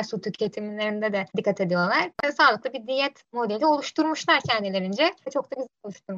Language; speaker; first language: Turkish; native; Turkish